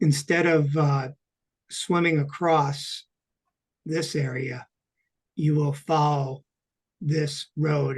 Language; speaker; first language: English; native; English